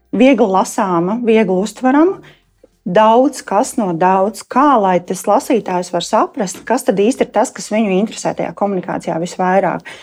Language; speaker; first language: Latvian; native; Latvian